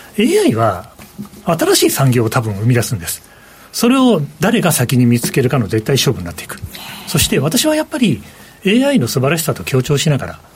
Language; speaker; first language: Japanese; native; Japanese